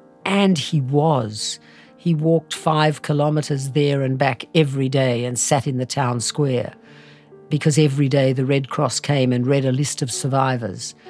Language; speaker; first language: English; native; English